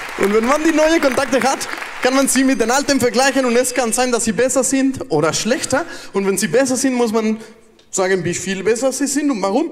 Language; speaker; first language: German; non-native, fluent; Spanish